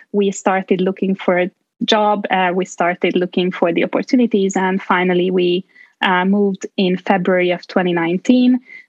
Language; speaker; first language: English; non-native, fluent; Hungarian